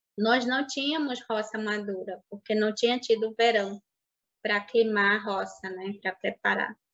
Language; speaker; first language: Portuguese; non-native, local second language; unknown